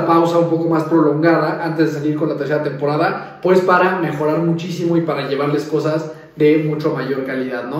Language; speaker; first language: Spanish; native; Spanish